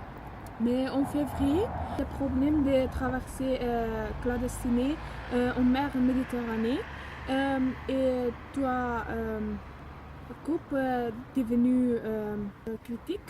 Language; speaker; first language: French; non-native, learner; Dutch